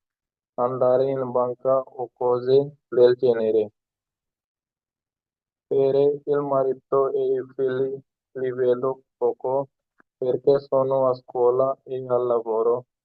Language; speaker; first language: Italian; non-native, learner; Hindi